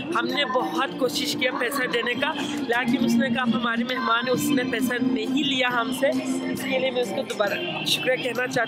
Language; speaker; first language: Hindi; non-native, fluent; Turkish